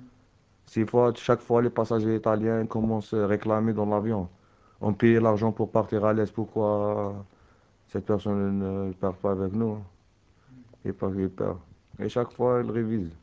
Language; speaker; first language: French; non-native, learner; Arabic